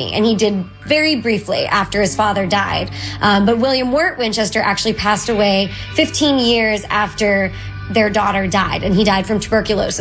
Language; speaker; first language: English; native; English